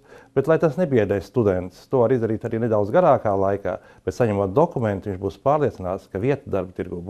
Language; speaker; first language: Latvian; native; Latvian